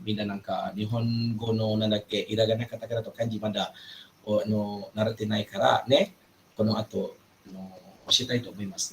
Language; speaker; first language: Japanese; non-native, fluent; Malay